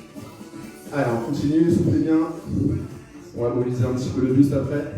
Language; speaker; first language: French; native; French